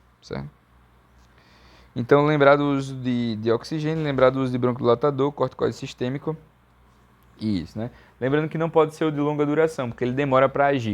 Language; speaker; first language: Portuguese; native; Portuguese